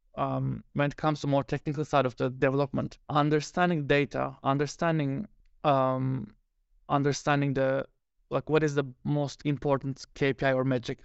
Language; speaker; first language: English; non-native, fluent; Turkish